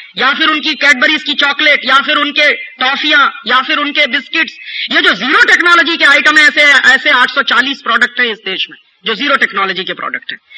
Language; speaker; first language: Hindi; native; Hindi